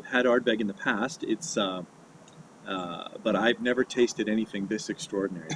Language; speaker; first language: English; native; English